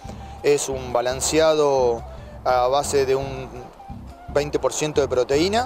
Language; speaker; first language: Spanish; native; Spanish